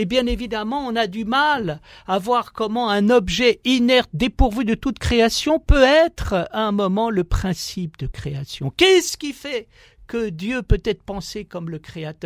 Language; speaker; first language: French; native; French